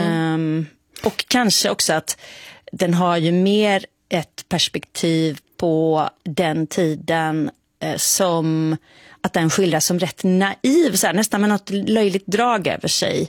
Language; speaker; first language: Swedish; native; Swedish